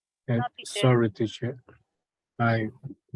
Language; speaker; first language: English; non-native, learner; Spanish